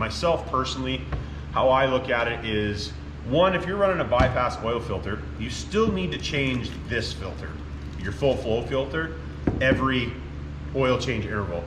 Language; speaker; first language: English; native; English